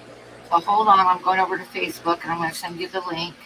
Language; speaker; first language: English; native; English